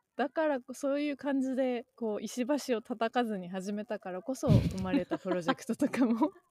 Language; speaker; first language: Japanese; native; Japanese